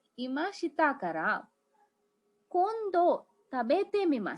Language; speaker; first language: Japanese; non-native, fluent; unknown